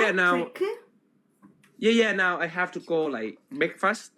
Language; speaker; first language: English; non-native, learner; Thai